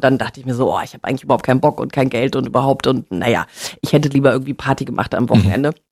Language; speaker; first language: German; native; German